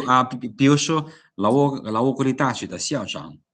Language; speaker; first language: Chinese; non-native, fluent; Lao